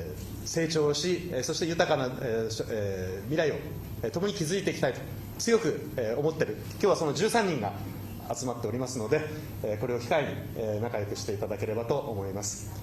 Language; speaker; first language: Japanese; native; Japanese